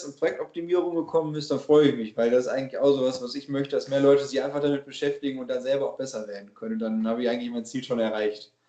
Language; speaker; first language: German; native; German